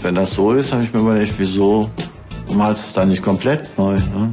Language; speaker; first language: German; native; German